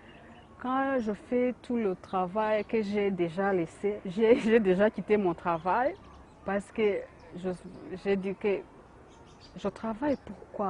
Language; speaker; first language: French; non-native, learner; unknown